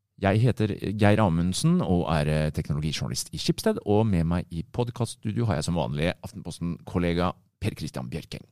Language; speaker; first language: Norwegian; native; Norwegian